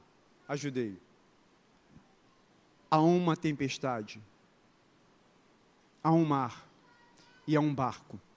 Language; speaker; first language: Portuguese; native; Portuguese